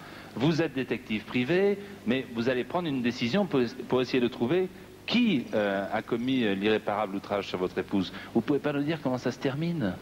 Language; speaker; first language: French; native; French